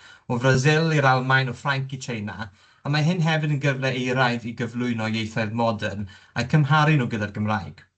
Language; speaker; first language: Welsh; native; Welsh